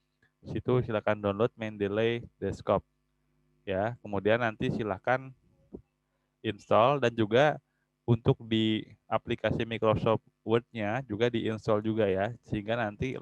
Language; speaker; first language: Indonesian; native; Indonesian